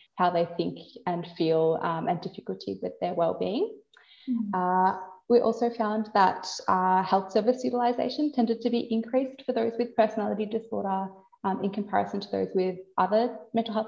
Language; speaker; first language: English; native; English